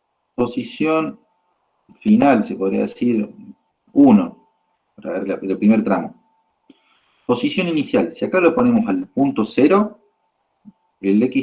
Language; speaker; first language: Spanish; native; Spanish